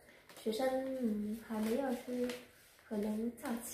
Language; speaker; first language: Chinese; non-native, learner; Vietnamese